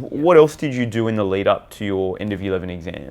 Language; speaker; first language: English; native; English